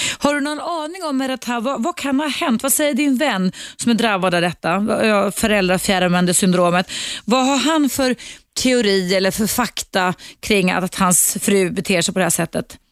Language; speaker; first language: Swedish; native; Swedish